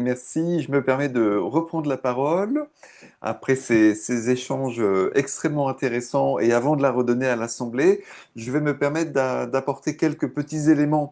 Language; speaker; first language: French; native; French